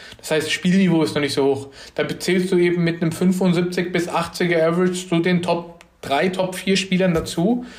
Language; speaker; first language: German; early bilingual, other home language; Turkish